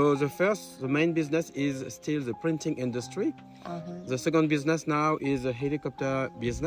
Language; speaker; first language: English; non-native, fluent; French